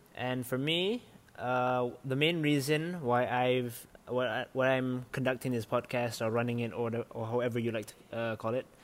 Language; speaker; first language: English; non-native, local second language; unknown